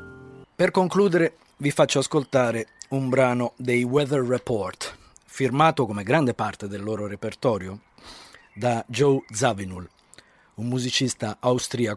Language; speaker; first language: Italian; native; Italian